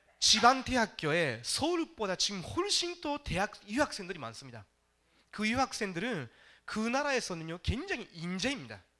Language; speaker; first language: Korean; non-native, fluent; Japanese